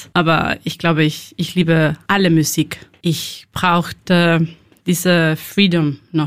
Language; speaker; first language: German; non-native, learner; Spanish